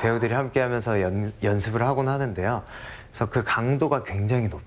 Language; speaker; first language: Korean; native; Korean